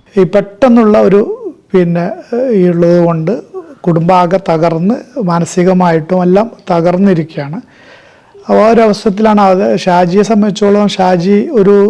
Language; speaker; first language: Malayalam; native; Malayalam